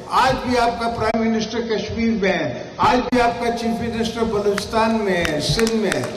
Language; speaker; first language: Urdu; non-native, local second language; Saraiki